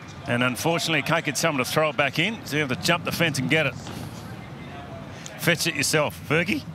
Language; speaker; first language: English; native; English